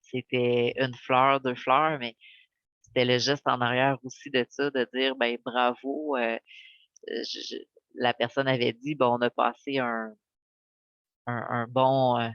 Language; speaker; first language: French; native; French